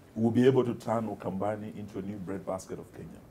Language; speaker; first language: English; non-native, local second language; Luyia